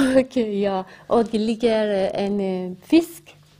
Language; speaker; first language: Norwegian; non-native, learner; Persian